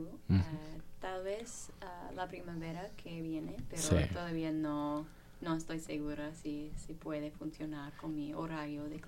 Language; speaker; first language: Spanish; non-native, fluent; English